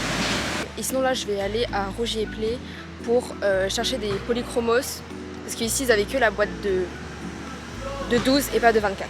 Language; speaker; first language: French; native; French